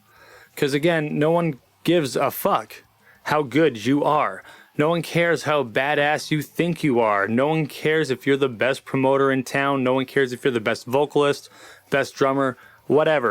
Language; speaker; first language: English; native; English